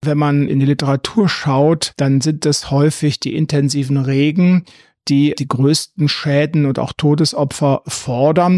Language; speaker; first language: German; native; German